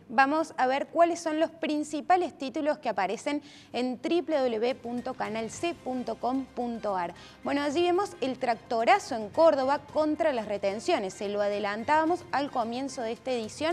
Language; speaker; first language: Spanish; native; Spanish